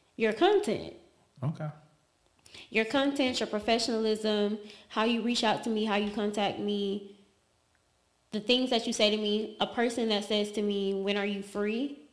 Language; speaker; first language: English; native; English